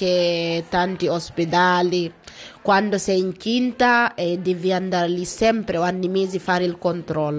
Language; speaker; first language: Italian; non-native, learner; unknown